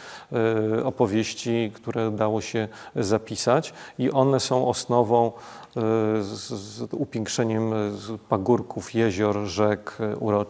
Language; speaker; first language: Polish; native; Polish